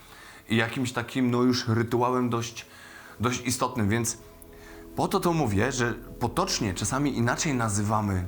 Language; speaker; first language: Polish; native; Polish